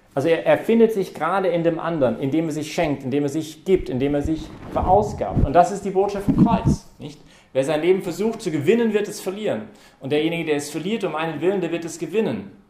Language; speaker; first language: German; non-native, fluent; English